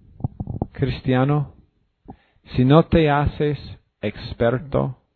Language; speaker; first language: Spanish; non-native, fluent; English